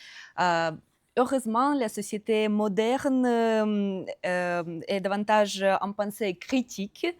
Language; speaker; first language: French; non-native, fluent; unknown